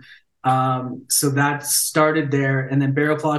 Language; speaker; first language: English; native; English